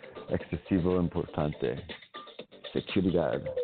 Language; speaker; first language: Spanish; non-native, learner; English